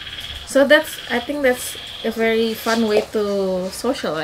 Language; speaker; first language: English; non-native, fluent; Indonesian